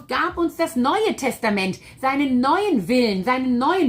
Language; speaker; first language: German; native; German